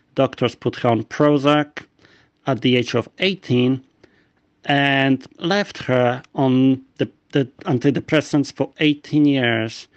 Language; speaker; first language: English; non-native, fluent; Polish